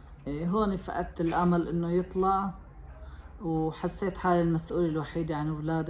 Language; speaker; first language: Arabic; native; Arabic